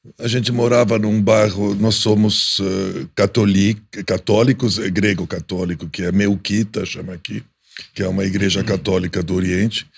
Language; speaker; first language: Portuguese; non-native, fluent; Arabic